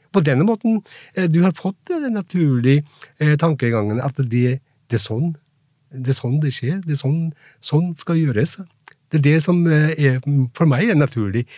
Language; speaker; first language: Norwegian; non-native, fluent; Punjabi